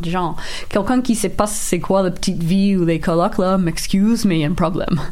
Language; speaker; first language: French; non-native, local second language; English